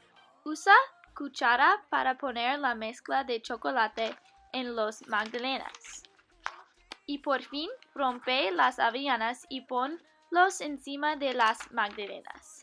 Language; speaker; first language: Spanish; non-native, learner; English